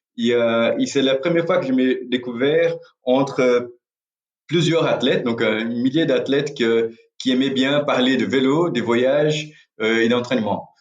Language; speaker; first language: French; non-native, fluent; Portuguese